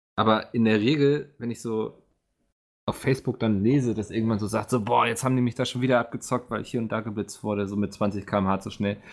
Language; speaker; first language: German; native; German